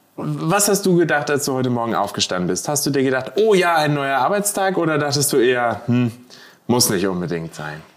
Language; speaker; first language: German; native; German